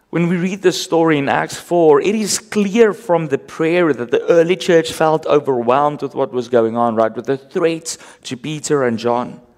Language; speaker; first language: English; non-native, local second language; Afrikaans